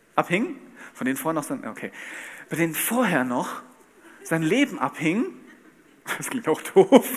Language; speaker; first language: German; native; German